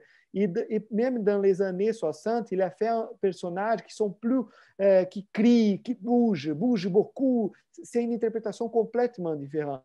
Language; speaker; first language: French; non-native, fluent; Portuguese